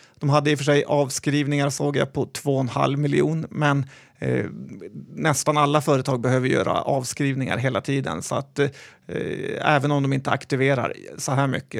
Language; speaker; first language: Swedish; native; Swedish